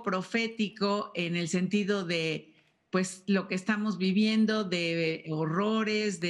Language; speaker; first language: Spanish; native; Spanish